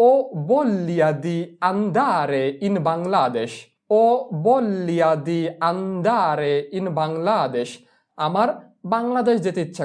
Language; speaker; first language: Italian; non-native, fluent; Bangla